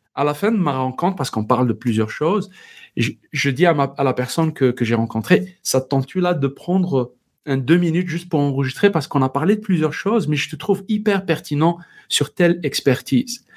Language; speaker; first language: French; non-native, local second language; Berber languages